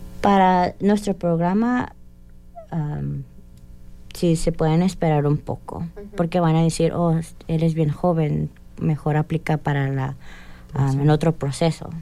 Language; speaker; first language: Spanish; early bilingual, heritage; Spanish